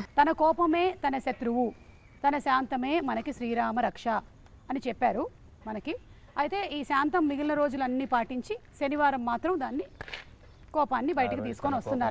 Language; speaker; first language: Telugu; native; Telugu